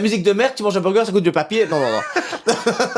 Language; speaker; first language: French; native; French